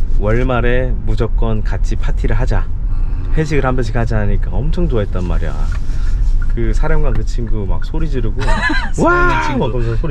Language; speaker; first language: Korean; native; Korean